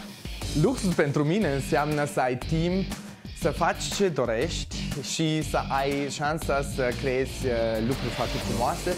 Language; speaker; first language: Romanian; non-native, local second language; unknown